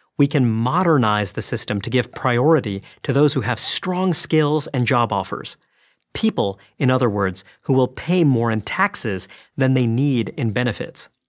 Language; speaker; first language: English; early bilingual, other home language; Bangla